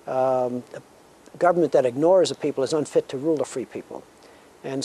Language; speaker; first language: English; native; English